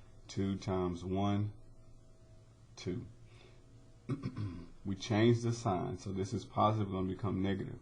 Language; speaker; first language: English; native; English